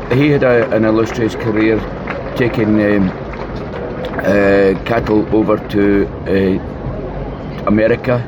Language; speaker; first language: English; native; English